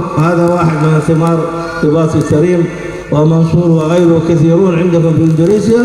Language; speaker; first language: Arabic; native; Arabic